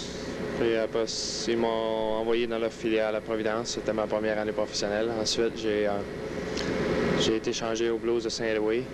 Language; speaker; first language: French; native; French